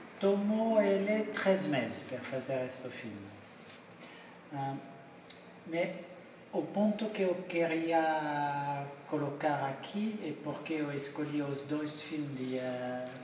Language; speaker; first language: Portuguese; non-native, learner; French